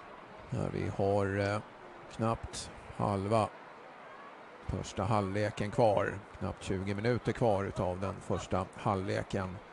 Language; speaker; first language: Swedish; native; Swedish